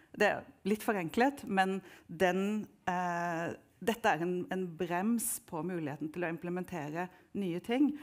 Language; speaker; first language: Norwegian; native; Norwegian